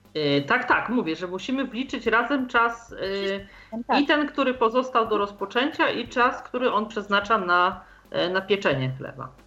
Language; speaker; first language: Polish; native; Polish